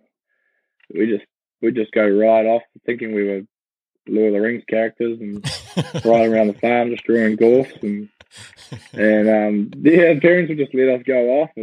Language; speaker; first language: English; native; English